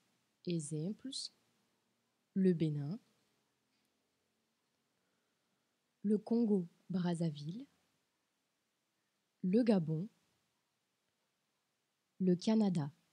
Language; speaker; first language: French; non-native, fluent; Portuguese